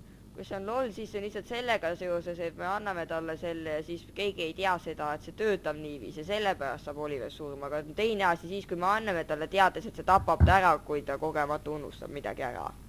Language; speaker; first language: Estonian; native; Estonian